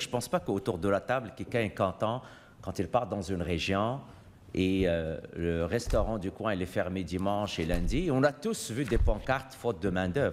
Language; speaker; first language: French; native; French